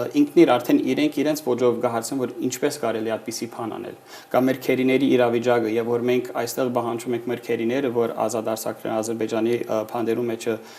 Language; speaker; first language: Armenian; early bilingual, heritage; Armenian